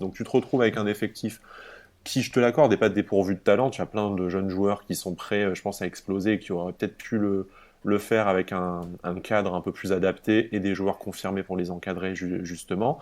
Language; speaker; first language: French; native; French